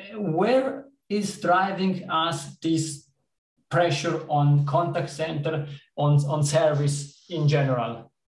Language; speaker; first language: English; non-native, fluent; Italian